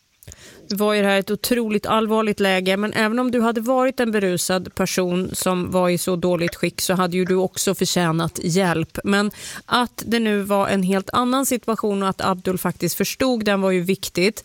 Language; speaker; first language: Swedish; native; Swedish